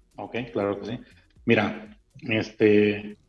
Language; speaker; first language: Spanish; early bilingual, heritage; Spanish